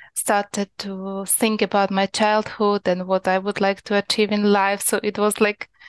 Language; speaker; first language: English; non-native, learner; Ukrainian